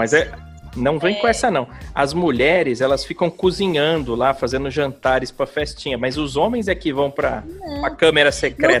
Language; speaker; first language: Portuguese; native; Portuguese